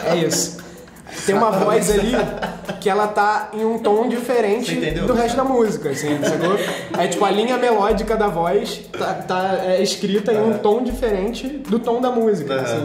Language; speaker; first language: Portuguese; native; Portuguese